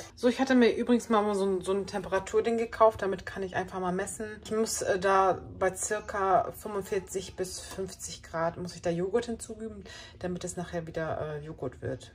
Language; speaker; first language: German; early bilingual, other home language; Turkish